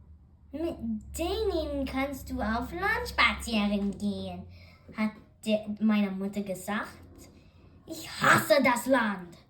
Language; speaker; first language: German; non-native, learner; English